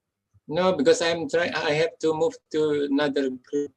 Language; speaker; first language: English; non-native, fluent; Indonesian